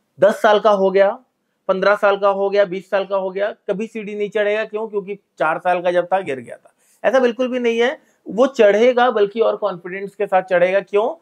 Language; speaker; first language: Hindi; native; Hindi